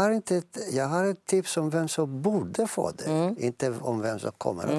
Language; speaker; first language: Swedish; non-native, fluent; Greek